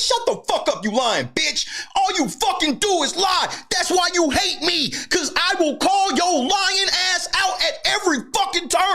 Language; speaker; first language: English; native; English